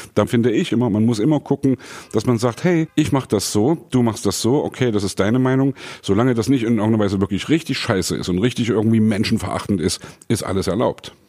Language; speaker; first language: German; native; German